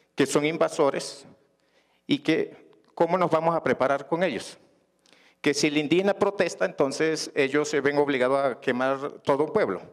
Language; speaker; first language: Spanish; non-native, local second language; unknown